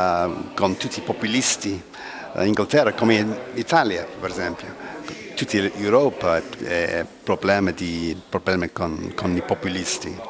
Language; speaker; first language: Italian; non-native, learner; English